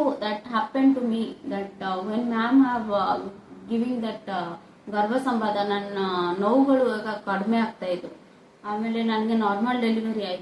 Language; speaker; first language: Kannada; non-native, local second language; Odia